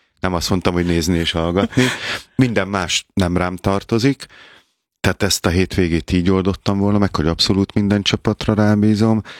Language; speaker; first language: Hungarian; native; Hungarian